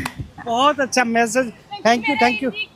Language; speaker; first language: Hindi; native; Hindi